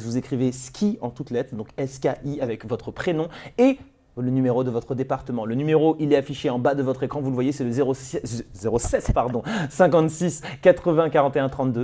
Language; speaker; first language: French; native; French